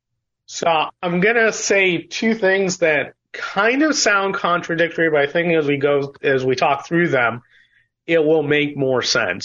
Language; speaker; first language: English; native; English